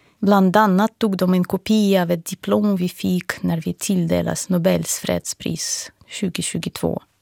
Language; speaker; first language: Swedish; non-native, fluent; Russian